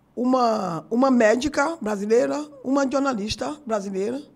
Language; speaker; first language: Portuguese; non-native, fluent; Yoruba